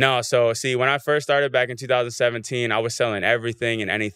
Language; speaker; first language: English; native; English